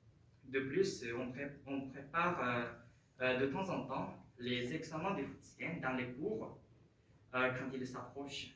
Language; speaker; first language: French; non-native, fluent; Japanese